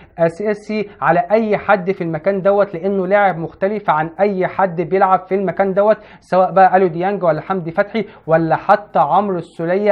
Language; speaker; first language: Arabic; native; Arabic